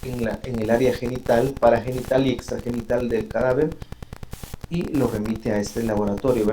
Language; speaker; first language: Spanish; native; Spanish